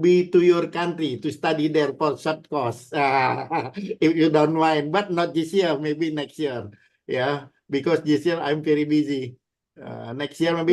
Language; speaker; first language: English; non-native, learner; Indonesian